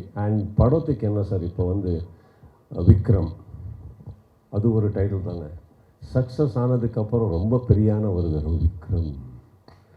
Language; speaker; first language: Tamil; non-native, local second language; Kannada